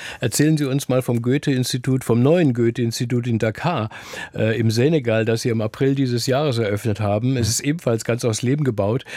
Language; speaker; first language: German; native; German